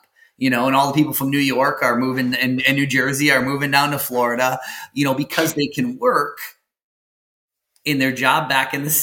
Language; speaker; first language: English; native; English